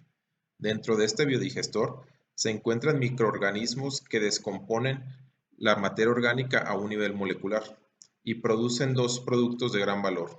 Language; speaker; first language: Spanish; native; Spanish